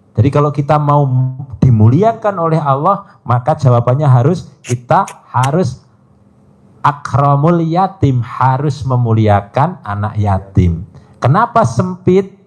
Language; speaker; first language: Indonesian; native; Indonesian